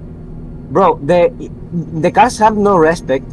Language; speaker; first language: English; non-native, learner; Spanish